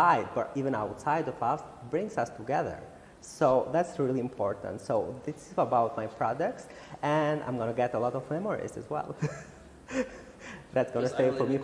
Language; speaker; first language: English; non-native, fluent; Albanian